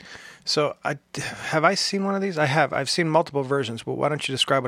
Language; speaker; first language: English; native; English